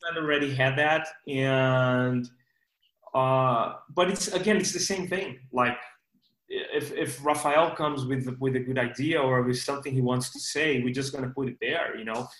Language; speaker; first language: English; non-native, fluent; Portuguese